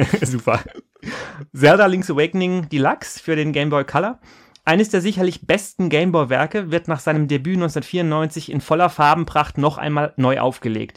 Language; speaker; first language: German; native; German